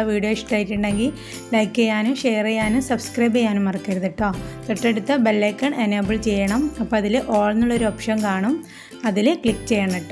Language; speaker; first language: Malayalam; native; Malayalam